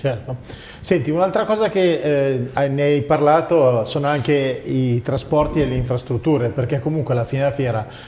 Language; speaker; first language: Italian; native; Italian